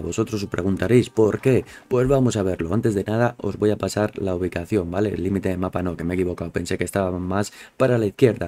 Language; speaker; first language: Spanish; native; Spanish